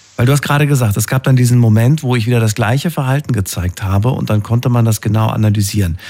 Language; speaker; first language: German; native; German